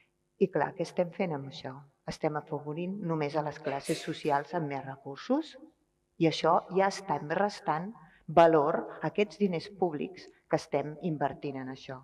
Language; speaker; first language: Catalan; native; Catalan